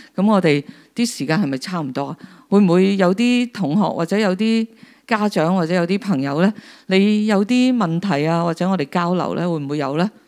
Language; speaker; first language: Cantonese; native; Cantonese